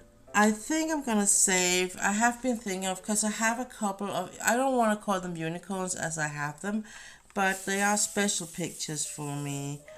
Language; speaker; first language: English; non-native, fluent; Danish